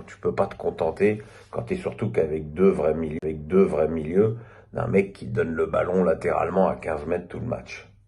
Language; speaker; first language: French; native; French